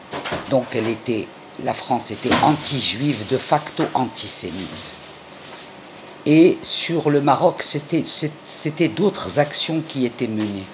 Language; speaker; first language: French; non-native, local second language; Arabic